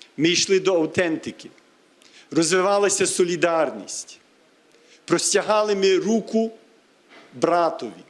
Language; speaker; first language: Ukrainian; early bilingual, heritage; Ukrainian